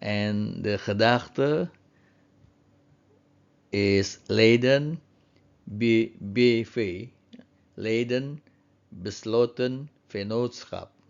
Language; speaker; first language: Dutch; non-native, fluent; Indonesian